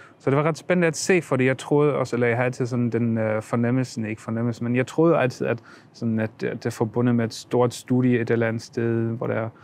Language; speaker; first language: Danish; early bilingual, other home language; German